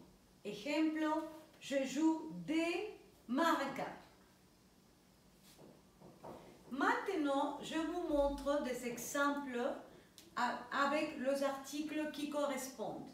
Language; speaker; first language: French; non-native, fluent; Spanish